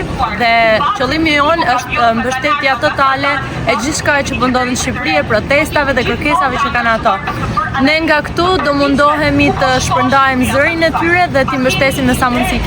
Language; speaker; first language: Albanian; native; Albanian